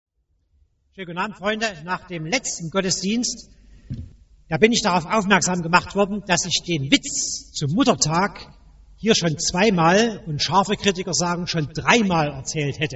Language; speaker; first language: German; native; German